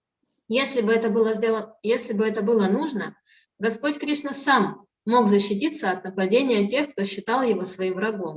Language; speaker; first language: Russian; native; Russian